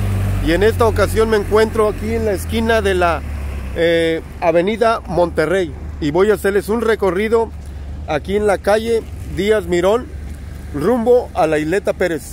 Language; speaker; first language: Spanish; native; Spanish